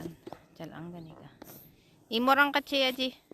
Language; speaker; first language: Korean; non-native, fluent; Filipino